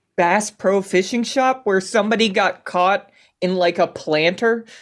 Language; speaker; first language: English; native; English